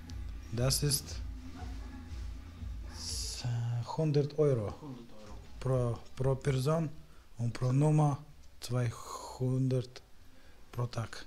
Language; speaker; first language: German; non-native, learner; Russian